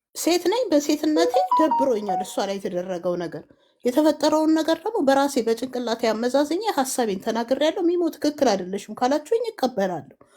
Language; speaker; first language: Amharic; native; Amharic